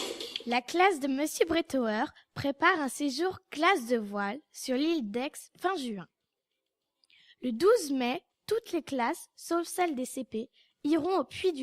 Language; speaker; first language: French; native; French